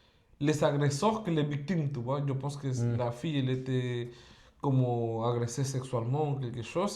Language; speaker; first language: French; non-native, fluent; Spanish